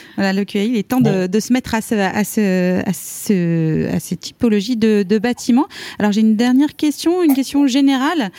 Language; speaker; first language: French; native; French